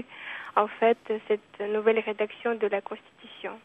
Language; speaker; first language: French; non-native, fluent; Kyrgyz